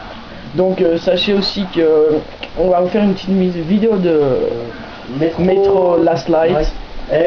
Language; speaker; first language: French; native; French